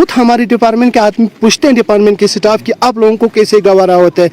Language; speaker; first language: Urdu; non-native, local second language; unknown